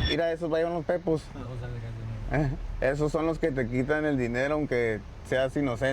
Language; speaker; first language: Spanish; native; Spanish